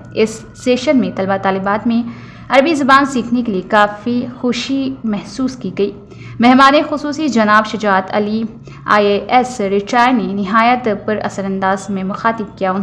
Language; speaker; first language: Urdu; native; Urdu